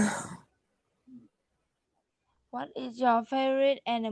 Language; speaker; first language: English; non-native, learner; Vietnamese